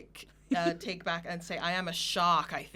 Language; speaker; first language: English; native; English